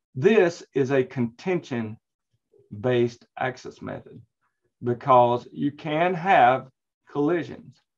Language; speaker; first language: English; native; English